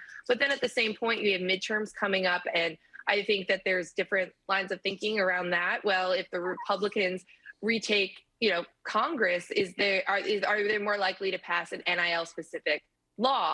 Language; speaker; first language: English; native; English